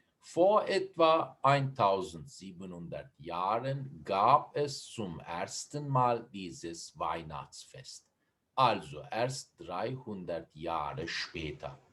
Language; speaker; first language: German; non-native, fluent; Turkish